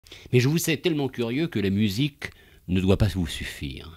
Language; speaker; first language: French; native; French